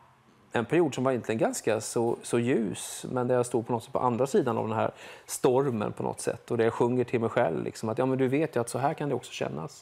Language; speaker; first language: Swedish; native; Swedish